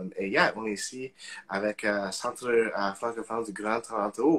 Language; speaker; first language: French; non-native, local second language; English